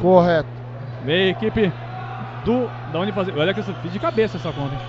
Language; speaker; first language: Portuguese; native; Portuguese